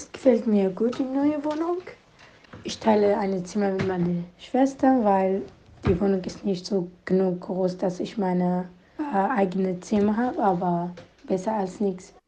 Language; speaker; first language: German; non-native, learner; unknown